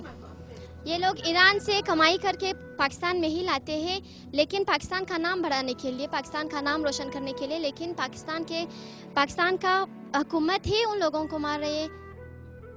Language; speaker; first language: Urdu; non-native, local second language; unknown